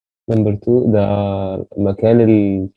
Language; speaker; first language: Arabic; native; Arabic